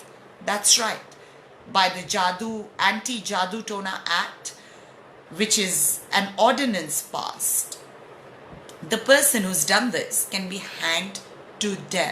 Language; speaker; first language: English; non-native, local second language; Hindi